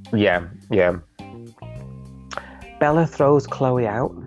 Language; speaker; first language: English; native; English